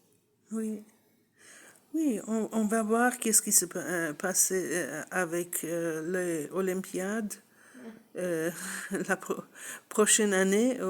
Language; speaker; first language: French; non-native, learner; English